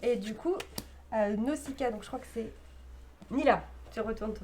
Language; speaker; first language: French; native; French